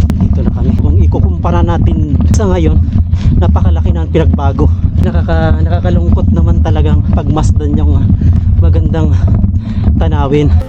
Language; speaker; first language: Filipino; native; Filipino